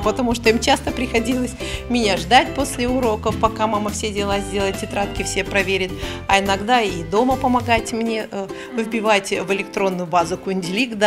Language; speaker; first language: Russian; native; Russian